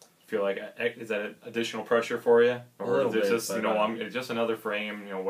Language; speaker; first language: English; native; English